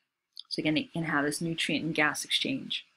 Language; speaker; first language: English; native; English